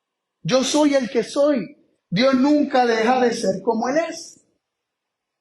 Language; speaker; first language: Spanish; native; Spanish